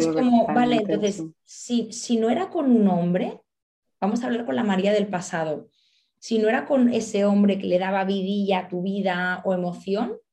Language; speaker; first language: Spanish; native; Spanish